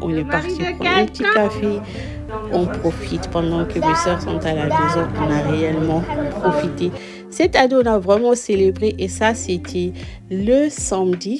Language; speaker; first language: French; non-native, local second language; Lingala